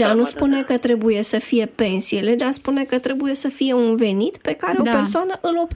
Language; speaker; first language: Romanian; native; Romanian